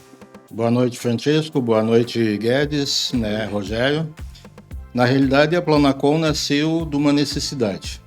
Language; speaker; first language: Portuguese; native; Portuguese